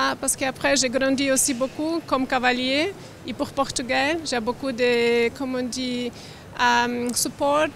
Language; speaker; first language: French; non-native, learner; Portuguese